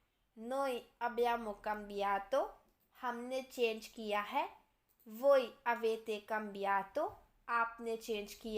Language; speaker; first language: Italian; non-native, fluent; Urdu